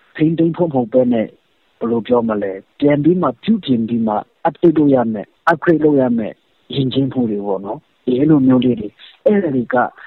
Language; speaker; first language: Burmese; non-native, local second language; Hakha Chin